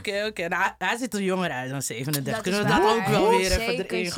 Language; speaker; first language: Dutch; native; Dutch